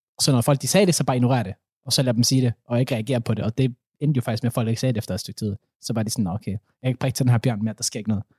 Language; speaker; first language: Danish; early bilingual, other home language; Somali